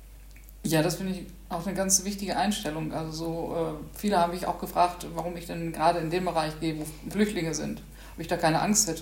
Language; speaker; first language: German; native; German